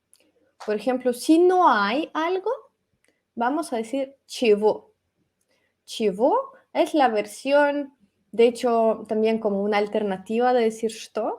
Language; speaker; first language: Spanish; non-native, fluent; Russian